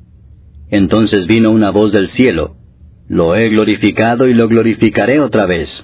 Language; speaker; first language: Spanish; native; Spanish